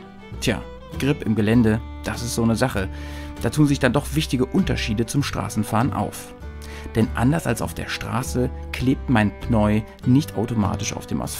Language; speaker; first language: German; native; German